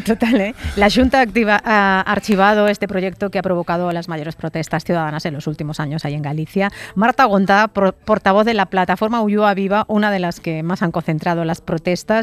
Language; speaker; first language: Spanish; native; Spanish